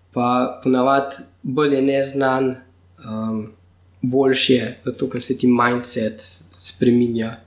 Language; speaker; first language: Slovenian; native; Slovenian